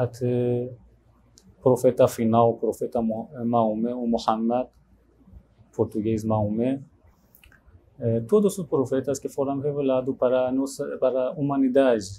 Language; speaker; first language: Portuguese; non-native, fluent; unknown